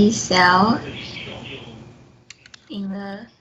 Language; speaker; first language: English; non-native, learner; Chinese